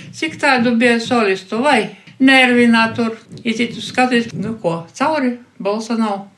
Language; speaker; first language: Latvian; non-native, local second language; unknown